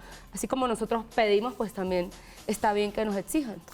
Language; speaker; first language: Spanish; native; Spanish